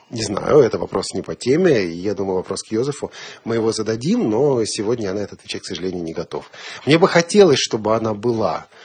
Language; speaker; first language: Russian; native; Russian